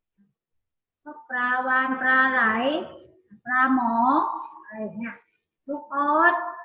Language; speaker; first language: Thai; native; Thai